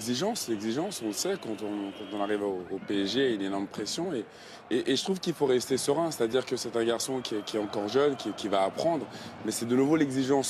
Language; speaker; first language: French; native; French